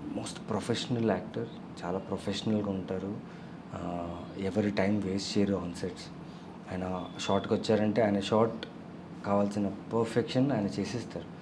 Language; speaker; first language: Telugu; non-native, local second language; Tamil